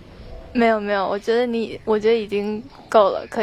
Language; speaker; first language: Chinese; native; Chinese